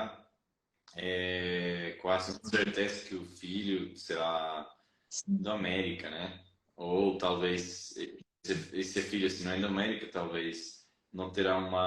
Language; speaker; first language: Portuguese; non-native, fluent; Spanish